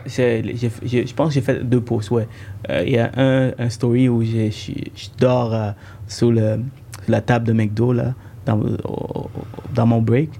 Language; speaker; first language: French; early bilingual, other home language; Tamil